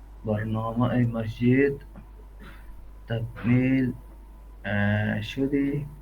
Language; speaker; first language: Persian; non-native, learner; Urdu